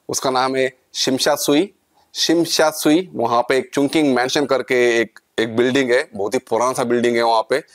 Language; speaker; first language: Hindi; non-native, local second language; Kannada